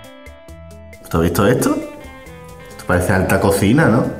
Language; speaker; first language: Spanish; native; Spanish